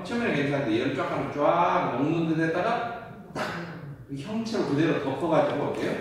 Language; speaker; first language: Korean; native; Korean